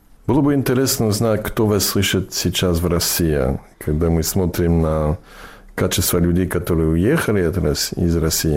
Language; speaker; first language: Russian; non-native, fluent; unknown